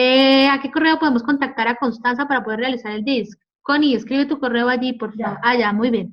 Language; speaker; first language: Spanish; native; Spanish